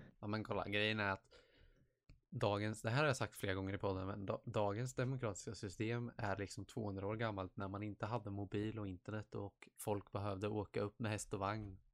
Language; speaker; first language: Swedish; native; Swedish